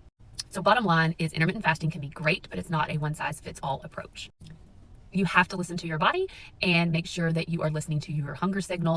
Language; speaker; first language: English; native; English